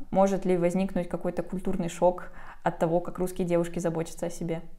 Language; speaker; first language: Russian; native; Russian